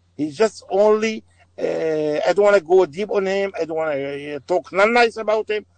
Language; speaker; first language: English; non-native, learner; Arabic